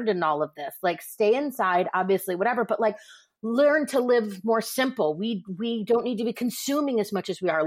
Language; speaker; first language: English; native; English